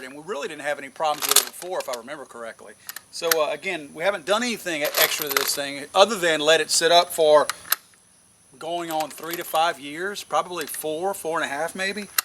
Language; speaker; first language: English; native; English